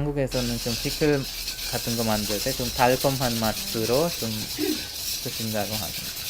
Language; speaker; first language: Korean; non-native, learner; Hungarian